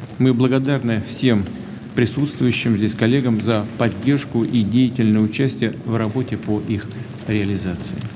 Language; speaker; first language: Russian; native; Russian